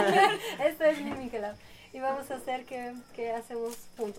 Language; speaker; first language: Spanish; non-native, learner; German